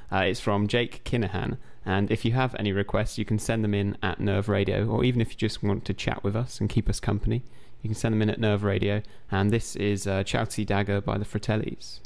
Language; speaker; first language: English; native; English